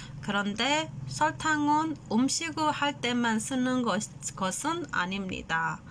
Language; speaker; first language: Korean; non-native, fluent; Burmese